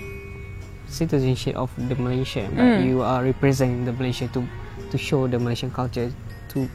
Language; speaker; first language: English; non-native, local second language; Malay